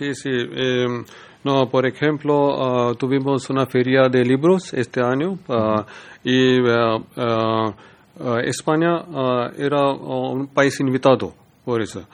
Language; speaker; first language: Spanish; non-native, learner; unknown